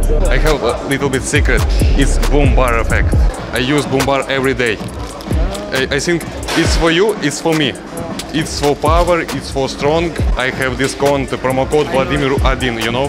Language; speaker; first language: English; non-native, learner; Russian